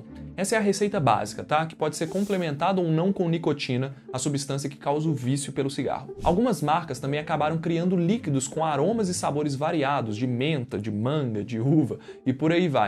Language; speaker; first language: Portuguese; native; Portuguese